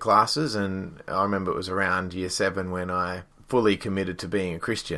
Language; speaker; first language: English; native; English